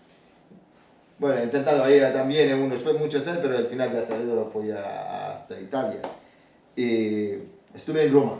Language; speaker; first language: Spanish; non-native, learner; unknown